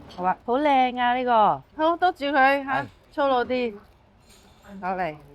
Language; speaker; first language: Cantonese; non-native, fluent; Chinese